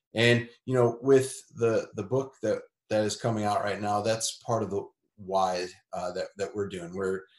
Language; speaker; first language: English; native; English